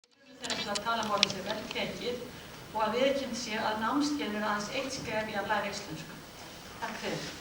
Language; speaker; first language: Icelandic; non-native, fluent; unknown